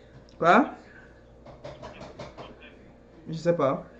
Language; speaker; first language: French; native; French